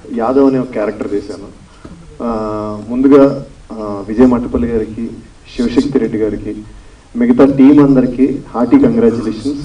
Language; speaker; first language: Telugu; native; Telugu